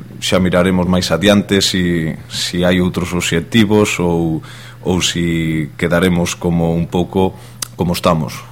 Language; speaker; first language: Galician; non-native, local second language; Spanish